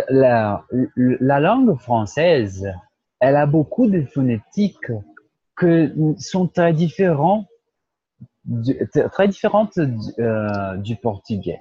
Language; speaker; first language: French; non-native, fluent; Portuguese